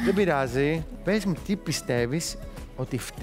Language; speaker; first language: Greek; native; Greek